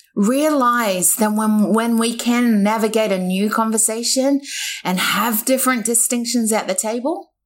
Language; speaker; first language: English; native; English